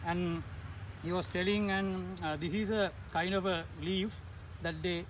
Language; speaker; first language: English; non-native, local second language; Sinhala